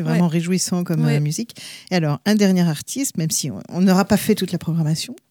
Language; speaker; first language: French; native; French